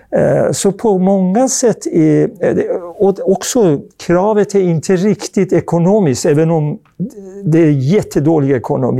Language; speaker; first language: Swedish; non-native, fluent; Persian